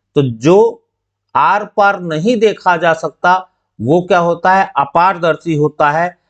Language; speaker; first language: Hindi; native; Hindi